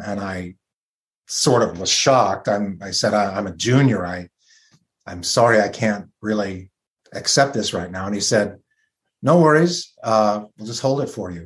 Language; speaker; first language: English; native; English